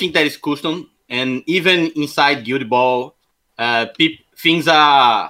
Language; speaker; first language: English; non-native, fluent; Portuguese